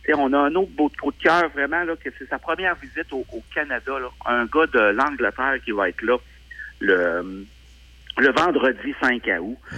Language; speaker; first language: French; native; French